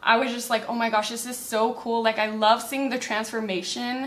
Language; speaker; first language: English; native; English